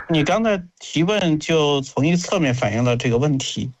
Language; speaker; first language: Chinese; native; Chinese